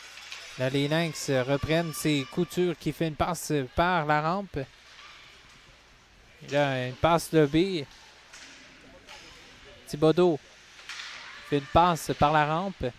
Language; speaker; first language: French; native; French